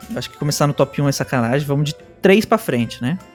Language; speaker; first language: Portuguese; early bilingual, other home language; Spanish